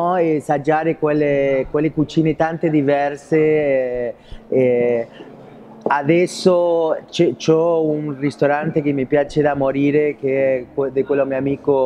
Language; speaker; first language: Italian; non-native, fluent; Spanish